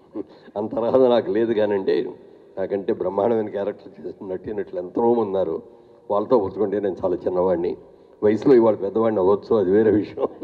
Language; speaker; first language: Telugu; native; Telugu